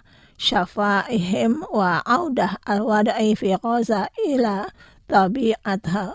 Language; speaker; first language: Arabic; non-native, fluent; Indonesian